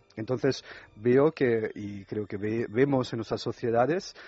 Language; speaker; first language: Spanish; non-native, fluent; French